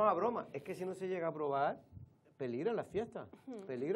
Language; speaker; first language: Spanish; native; Spanish